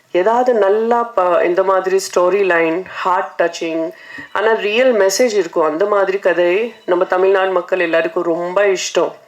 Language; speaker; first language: Tamil; non-native, fluent; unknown